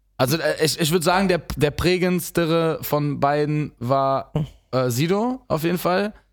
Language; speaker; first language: German; native; German